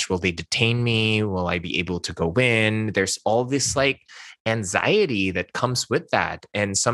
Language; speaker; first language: English; non-native, local second language; Min Nan Chinese